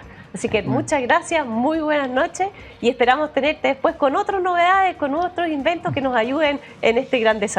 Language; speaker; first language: Spanish; native; Spanish